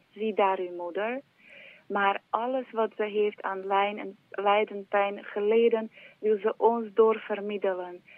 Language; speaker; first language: Dutch; non-native, fluent; Slovak